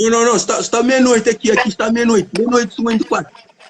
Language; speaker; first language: Portuguese; non-native, learner; Kabuverdianu